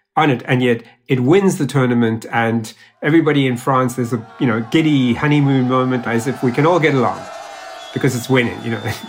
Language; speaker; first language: English; native; English